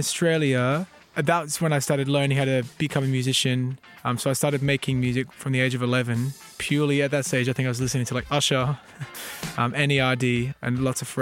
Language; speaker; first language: English; native; English